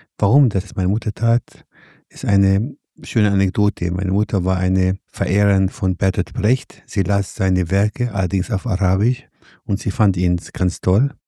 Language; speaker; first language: German; non-native, fluent; Arabic